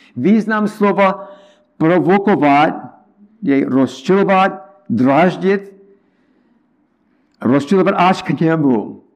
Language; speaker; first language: Czech; non-native, learner; English